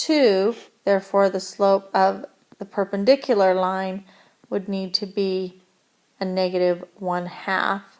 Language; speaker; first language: English; native; English